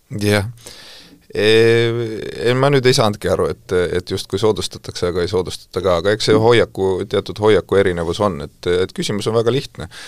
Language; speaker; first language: Estonian; non-native, local second language; Russian